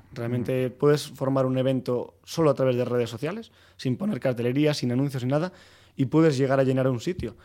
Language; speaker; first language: Spanish; native; Spanish